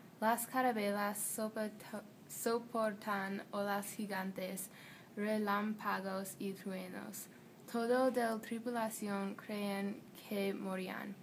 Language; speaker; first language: Spanish; non-native, learner; English